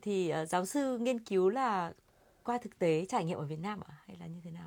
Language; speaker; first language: Vietnamese; native; Vietnamese